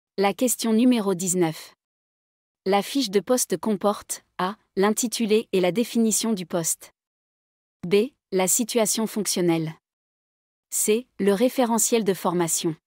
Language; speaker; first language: French; non-native, local second language; Arabic